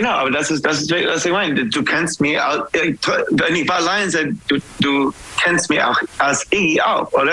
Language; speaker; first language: German; non-native, learner; English